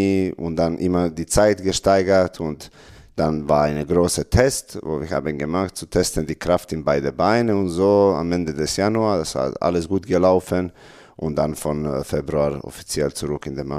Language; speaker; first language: German; non-native, learner; Serbian